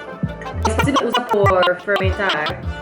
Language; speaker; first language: Spanish; non-native, learner; English